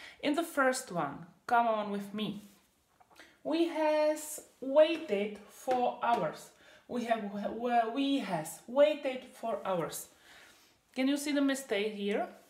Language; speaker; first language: English; non-native, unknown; Czech